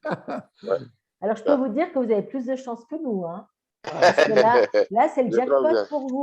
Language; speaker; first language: French; native; French